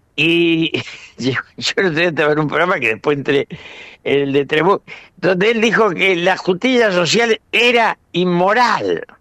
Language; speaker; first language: Spanish; native; Spanish